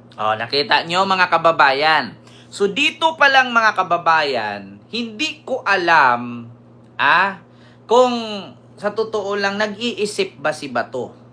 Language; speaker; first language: Filipino; native; Filipino